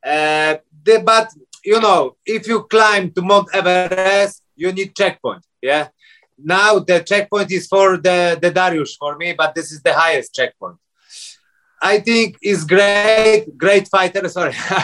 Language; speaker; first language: English; non-native, learner; Polish